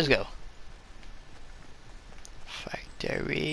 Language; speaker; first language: English; non-native, learner; French